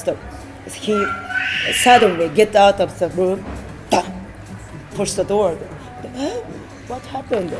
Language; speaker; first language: English; non-native, learner; Japanese